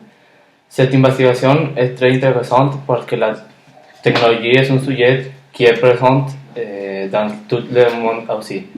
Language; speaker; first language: French; non-native, learner; Spanish